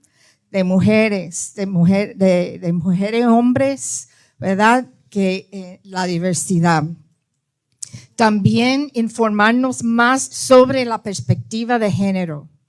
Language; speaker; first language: Spanish; early bilingual, heritage; Spanish